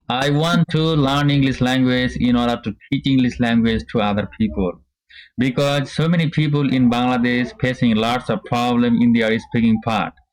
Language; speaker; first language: English; non-native, learner; Bangla